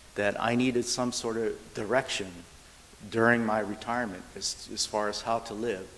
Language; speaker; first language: English; native; English